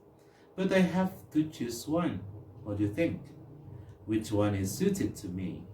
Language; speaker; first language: English; non-native, fluent; Indonesian